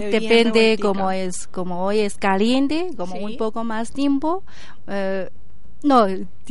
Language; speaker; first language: Spanish; non-native, learner; Chinese